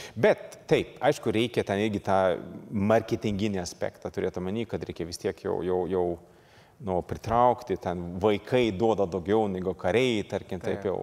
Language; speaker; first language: Lithuanian; non-native, fluent; Swedish